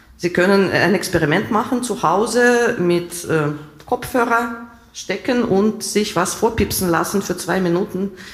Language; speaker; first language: German; non-native, fluent; Russian